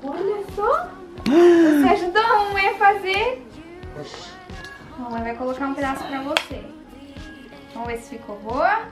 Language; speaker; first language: Portuguese; native; Portuguese